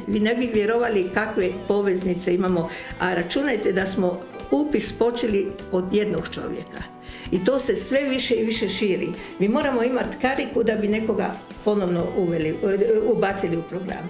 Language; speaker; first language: Croatian; native; Croatian